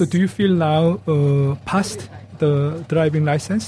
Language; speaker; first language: English; non-native, learner; Korean